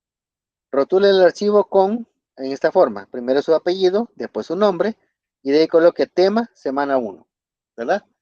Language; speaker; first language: Spanish; native; Spanish